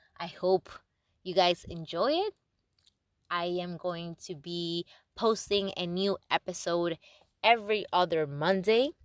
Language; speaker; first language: English; non-native, fluent; Spanish